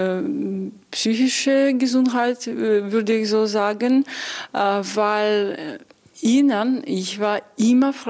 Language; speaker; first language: German; non-native, fluent; Russian